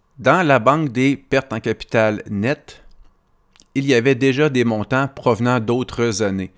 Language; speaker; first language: French; native; French